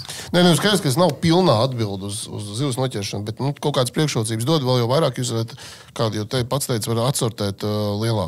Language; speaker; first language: Latvian; native; Latvian